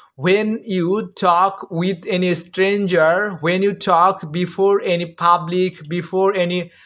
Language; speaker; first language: English; non-native, local second language; Bangla